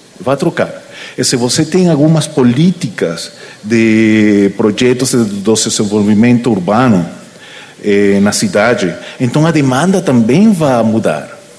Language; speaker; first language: Portuguese; non-native, learner; Spanish